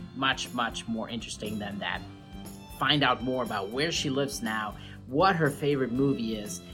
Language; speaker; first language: English; non-native, fluent; German